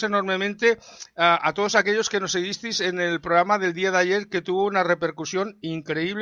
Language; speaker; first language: Spanish; native; Spanish